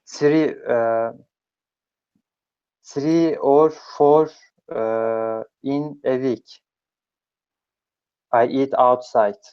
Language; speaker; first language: English; non-native, learner; Turkish